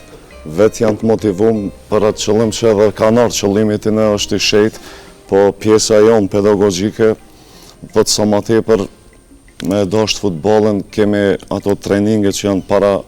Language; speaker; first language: Albanian; native; Albanian